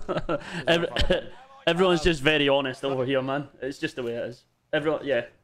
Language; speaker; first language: English; native; English